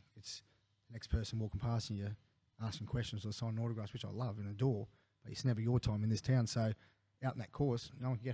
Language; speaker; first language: English; native; English